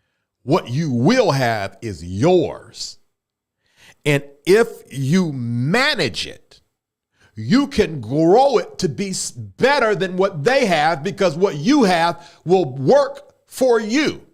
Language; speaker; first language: English; native; English